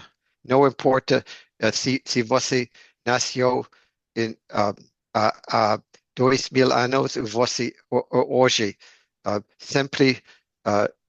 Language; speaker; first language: Portuguese; non-native, learner; English